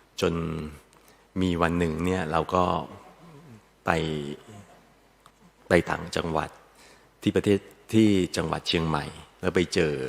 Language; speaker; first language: Thai; native; Thai